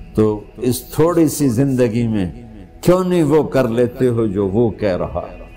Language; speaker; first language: Urdu; non-native, local second language; Punjabi